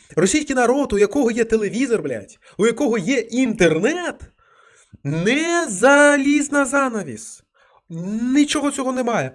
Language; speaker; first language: Ukrainian; non-native, local second language; Russian